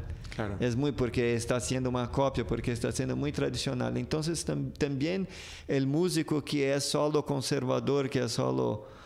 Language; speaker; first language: Spanish; non-native, fluent; Portuguese